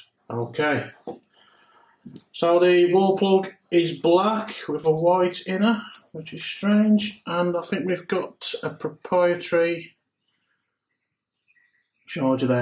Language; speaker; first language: English; native; English